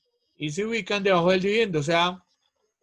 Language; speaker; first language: Spanish; native; Spanish